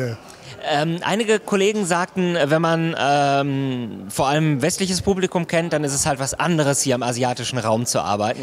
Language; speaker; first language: German; native; German